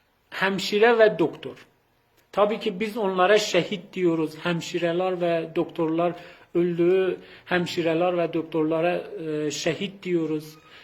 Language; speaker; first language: Turkish; non-native, fluent; Azerbaijani